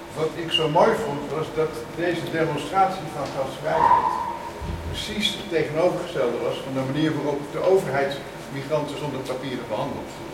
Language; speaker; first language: Dutch; native; Dutch